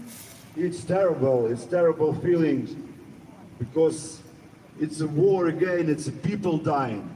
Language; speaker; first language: English; non-native, learner; Ukrainian